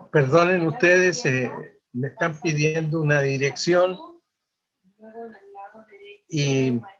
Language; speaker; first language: Spanish; native; Spanish